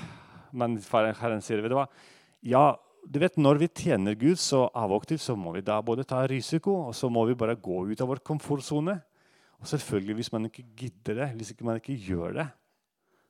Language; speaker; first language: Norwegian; non-native, fluent; Russian